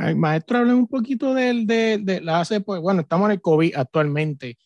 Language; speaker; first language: Spanish; native; Spanish